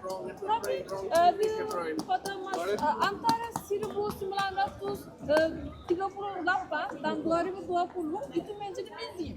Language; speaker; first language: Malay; non-native, fluent; Turkish